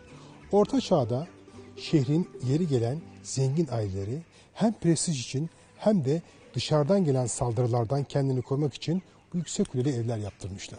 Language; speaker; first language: Turkish; native; Turkish